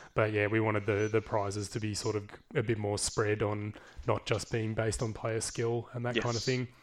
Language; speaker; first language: English; native; English